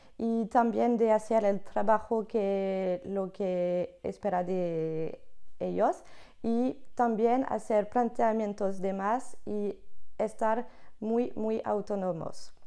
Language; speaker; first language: Spanish; non-native, learner; French